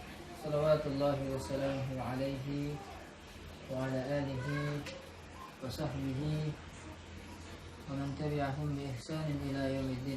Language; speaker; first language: Arabic; non-native, fluent; Indonesian